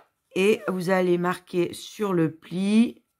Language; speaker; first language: French; native; French